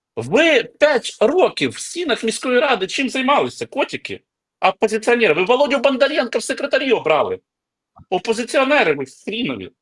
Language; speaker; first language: Ukrainian; native; Ukrainian